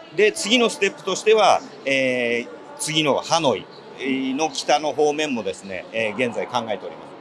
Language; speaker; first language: Japanese; native; Japanese